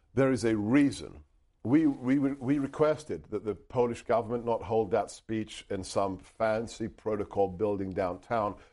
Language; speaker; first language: English; non-native, local second language; Hungarian